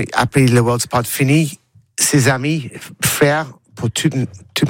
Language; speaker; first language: French; non-native, learner; English